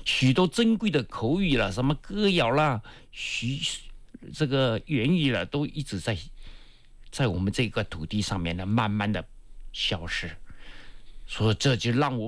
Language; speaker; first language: Chinese; non-native, local second language; Min Nan Chinese